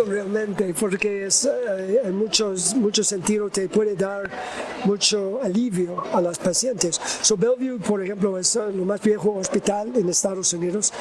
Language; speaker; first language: Spanish; non-native, learner; English